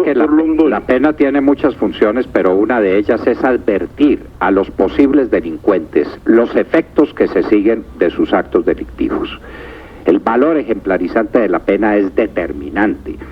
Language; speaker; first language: Spanish; native; Spanish